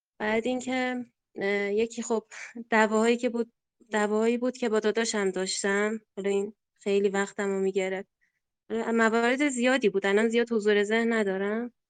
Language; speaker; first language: Persian; non-native, local second language; Azerbaijani